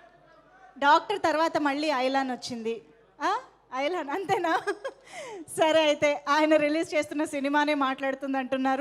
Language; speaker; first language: Telugu; native; Telugu